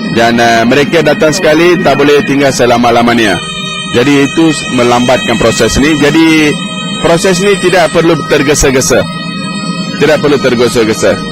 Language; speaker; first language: Malay; non-native, local second language; Tamil